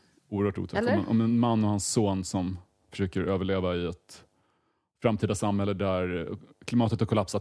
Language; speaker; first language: Swedish; native; Swedish